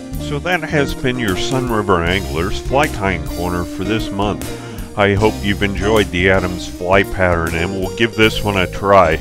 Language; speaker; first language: English; native; English